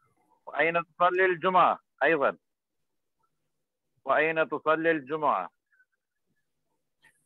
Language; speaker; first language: Arabic; non-native, learner; Urdu